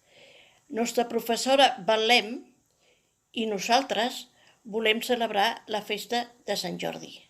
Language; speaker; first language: Catalan; non-native, local second language; Spanish